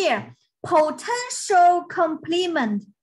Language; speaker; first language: English; non-native, learner; Chinese